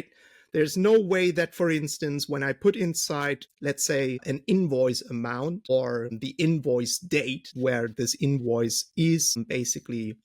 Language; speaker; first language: English; non-native, fluent; German